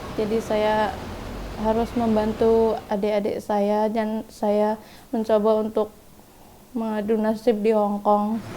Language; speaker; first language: Indonesian; native; Indonesian